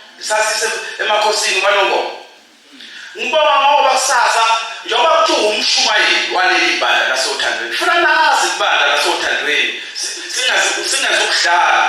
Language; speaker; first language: Zulu; native; Zulu